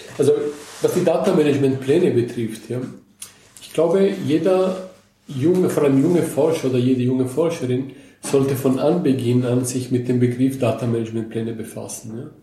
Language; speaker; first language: German; native; German